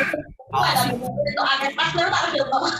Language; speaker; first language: Chinese; non-native, learner; Indonesian